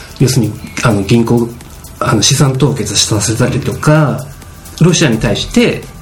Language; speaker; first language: Japanese; native; Japanese